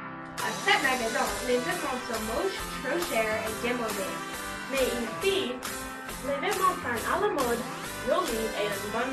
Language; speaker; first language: French; non-native, learner; English